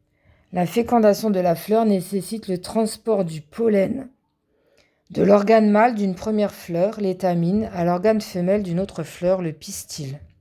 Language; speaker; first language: French; native; French